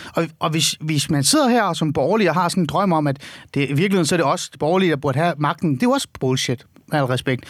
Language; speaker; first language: Danish; early bilingual, other home language; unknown